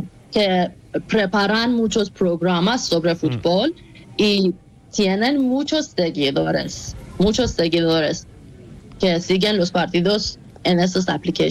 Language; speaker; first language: Spanish; non-native, fluent; Persian